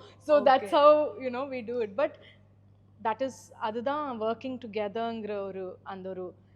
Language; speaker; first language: Tamil; non-native, fluent; Malayalam